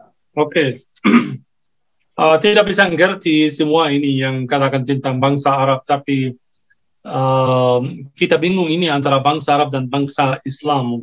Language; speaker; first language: Indonesian; non-native, fluent; Arabic